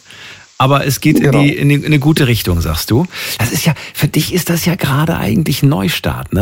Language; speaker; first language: German; native; German